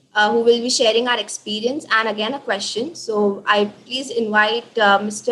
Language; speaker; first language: English; non-native, local second language; Hindi